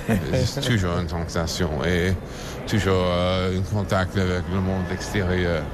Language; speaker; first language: French; non-native, fluent; English